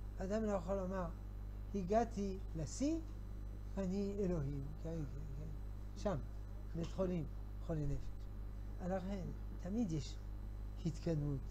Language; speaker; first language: Hebrew; non-native, fluent; French